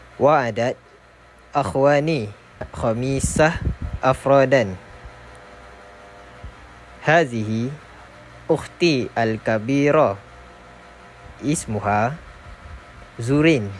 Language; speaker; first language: Arabic; non-native, learner; Malay